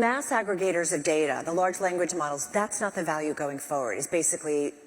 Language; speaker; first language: English; native; English